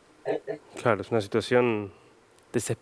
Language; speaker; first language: Spanish; native; Spanish